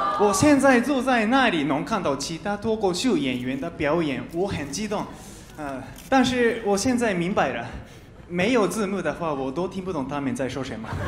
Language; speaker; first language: Chinese; non-native, fluent; Japanese